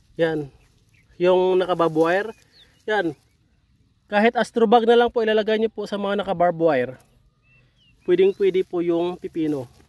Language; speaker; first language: Filipino; non-native, local second language; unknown